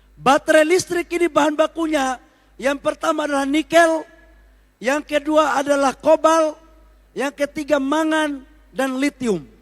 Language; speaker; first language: Indonesian; native; Indonesian